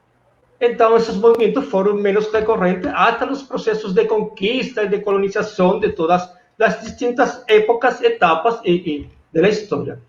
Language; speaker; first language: Portuguese; non-native, fluent; Spanish